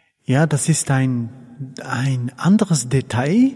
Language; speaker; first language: German; non-native, learner; Dutch